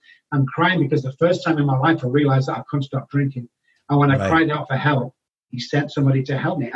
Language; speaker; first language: English; native; English